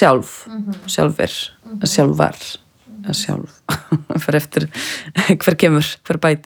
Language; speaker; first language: Icelandic; non-native, local second language; Polish